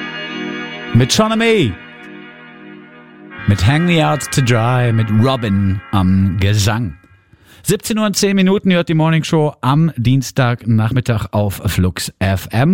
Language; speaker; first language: German; native; German